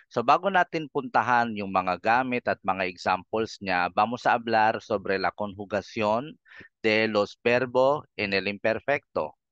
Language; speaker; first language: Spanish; non-native, fluent; Filipino